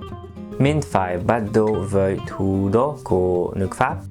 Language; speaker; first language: Vietnamese; non-native, learner; French